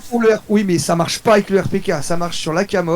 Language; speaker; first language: French; native; French